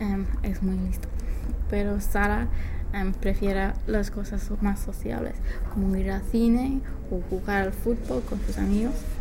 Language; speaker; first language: Spanish; non-native, learner; English